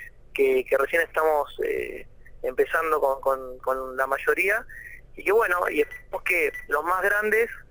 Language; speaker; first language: Spanish; native; Spanish